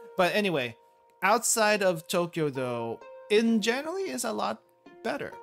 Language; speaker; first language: English; native; English